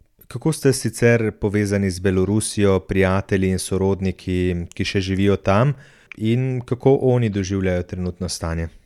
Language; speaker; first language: Slovenian; native; Slovenian